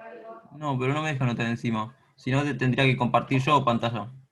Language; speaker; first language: Spanish; native; Spanish